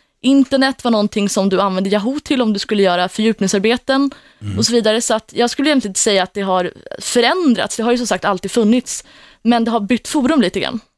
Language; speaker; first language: Swedish; native; Swedish